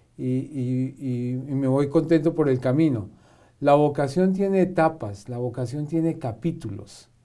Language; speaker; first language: Spanish; native; Spanish